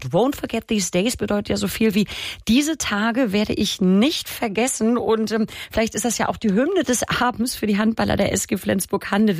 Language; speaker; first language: German; native; German